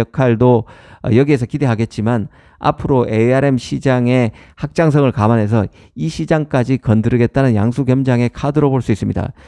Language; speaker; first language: Korean; native; Korean